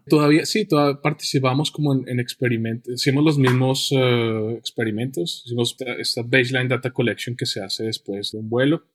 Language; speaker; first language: Spanish; native; Spanish